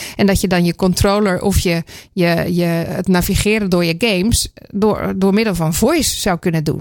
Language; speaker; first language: Dutch; native; Dutch